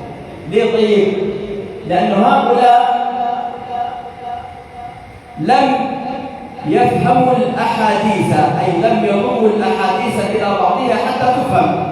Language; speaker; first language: Arabic; native; Arabic